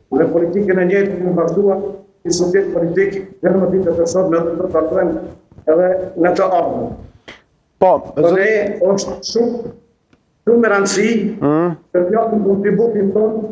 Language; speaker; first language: Albanian; non-native, local second language; Romany